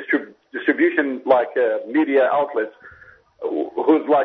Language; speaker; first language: English; non-native, fluent; Berber languages